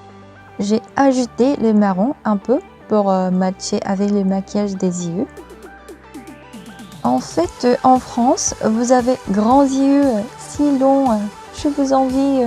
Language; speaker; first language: French; non-native, learner; Korean